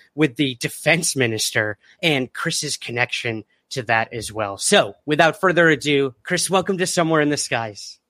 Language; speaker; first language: English; native; English